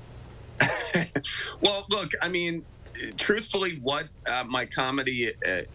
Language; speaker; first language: English; native; English